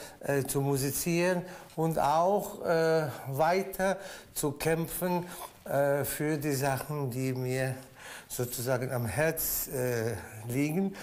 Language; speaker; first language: German; non-native, fluent; Spanish